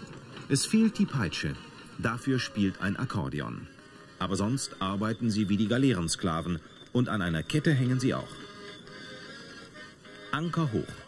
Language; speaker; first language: German; native; German